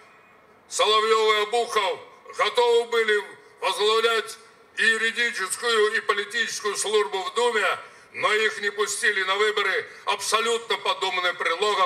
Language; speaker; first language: Russian; native; Russian